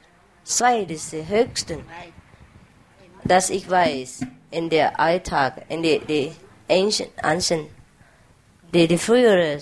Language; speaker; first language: German; non-native, fluent; Vietnamese